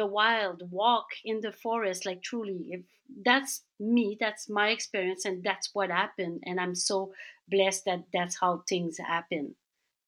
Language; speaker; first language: English; native; English